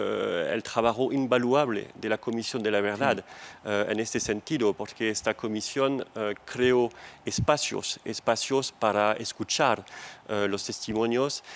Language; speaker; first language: Spanish; non-native, fluent; French